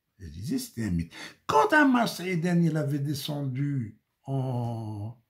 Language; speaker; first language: French; non-native, local second language; Arabic